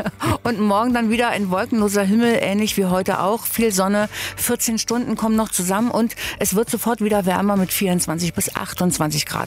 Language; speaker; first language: German; native; German